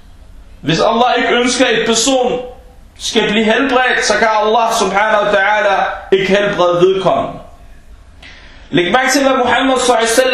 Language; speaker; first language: Danish; non-native, local second language; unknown